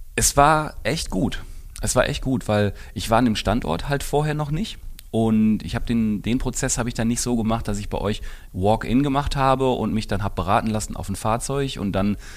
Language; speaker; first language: German; native; German